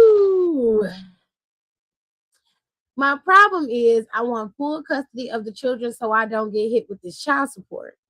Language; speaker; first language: English; native; English